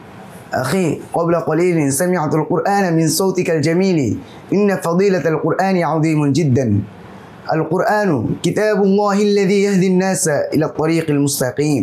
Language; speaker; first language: Arabic; non-native, learner; Bangla